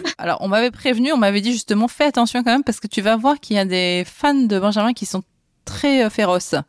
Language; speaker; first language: French; native; French